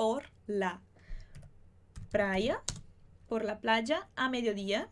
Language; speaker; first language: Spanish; non-native, fluent; Portuguese